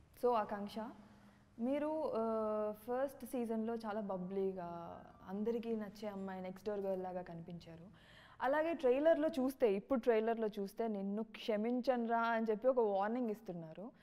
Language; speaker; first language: Telugu; native; Telugu